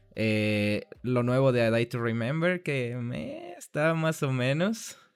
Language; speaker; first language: Spanish; native; Spanish